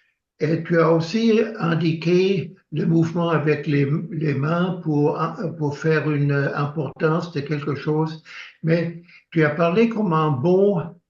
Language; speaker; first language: French; non-native, learner; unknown